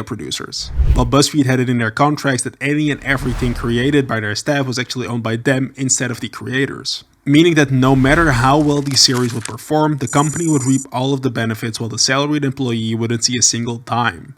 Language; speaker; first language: English; native; English